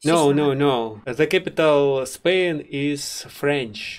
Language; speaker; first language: English; non-native, learner; Russian